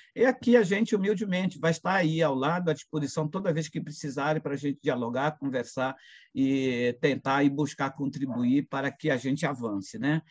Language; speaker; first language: Portuguese; non-native, local second language; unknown